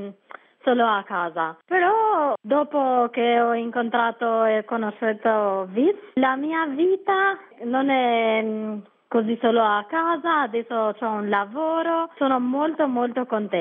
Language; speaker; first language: Italian; non-native, learner; Albanian